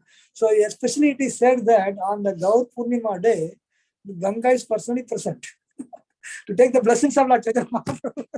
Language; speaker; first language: English; non-native, local second language; Hindi